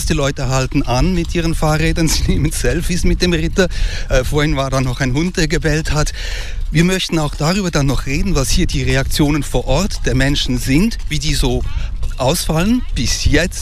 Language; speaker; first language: German; native; German